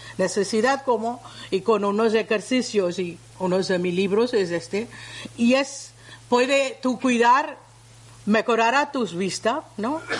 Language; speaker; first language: Spanish; non-native, learner; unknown